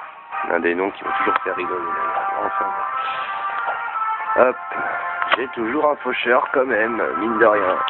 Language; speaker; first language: French; native; French